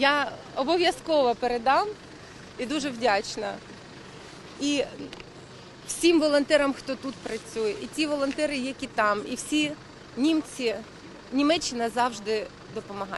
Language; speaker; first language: Ukrainian; non-native, local second language; Russian